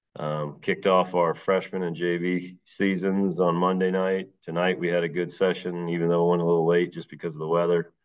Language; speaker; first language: English; native; English